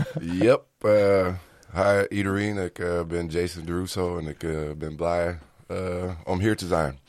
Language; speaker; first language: Dutch; non-native, learner; English